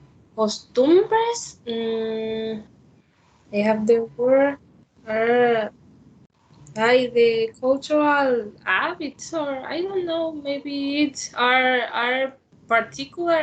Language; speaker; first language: English; non-native, learner; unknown